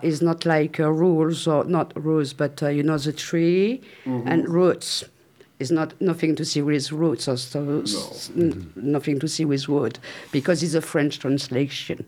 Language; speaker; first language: English; non-native, learner; French